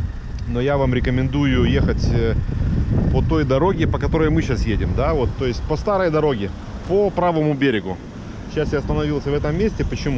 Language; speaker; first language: Russian; native; Russian